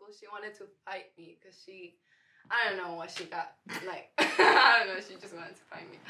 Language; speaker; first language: English; non-native, fluent; Spanish